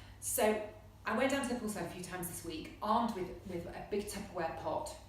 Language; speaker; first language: English; native; English